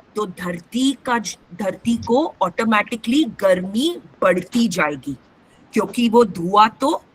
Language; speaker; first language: Hindi; non-native, local second language; Marathi